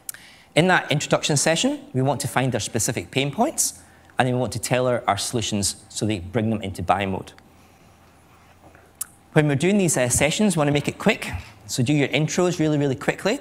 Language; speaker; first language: English; native; English